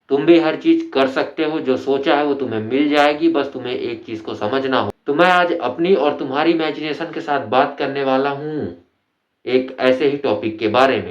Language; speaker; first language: Hindi; native; Hindi